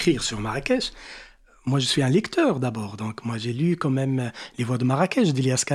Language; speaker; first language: French; non-native, local second language; Arabic